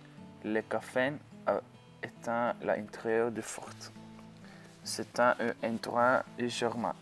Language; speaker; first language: French; non-native, learner; Norwegian